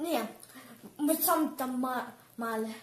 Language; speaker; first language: Russian; early bilingual, heritage; Russian